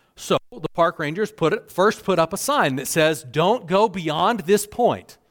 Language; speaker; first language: English; native; English